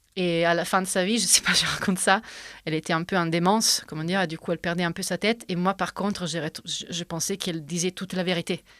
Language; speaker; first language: French; non-native, fluent; Italian